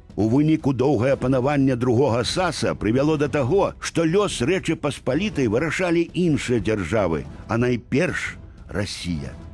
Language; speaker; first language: Belarusian; native; Belarusian